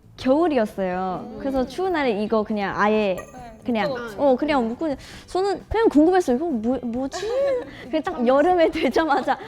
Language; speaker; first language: Korean; non-native, fluent; Malay